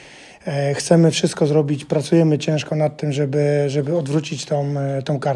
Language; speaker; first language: Polish; non-native, fluent; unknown